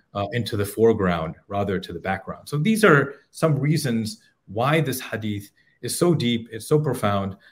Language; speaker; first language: English; native; English